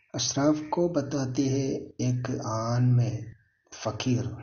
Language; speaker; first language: Hindi; non-native, local second language; Malayalam